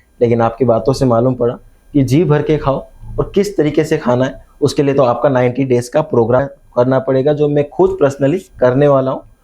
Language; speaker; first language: Hindi; native; Hindi